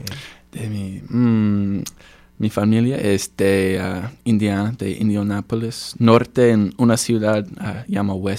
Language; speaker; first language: Spanish; non-native, learner; English